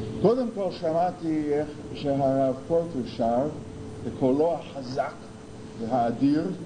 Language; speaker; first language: Hebrew; non-native, fluent; English